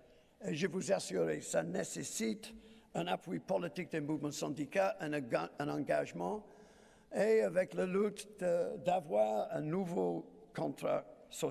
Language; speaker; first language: French; non-native, fluent; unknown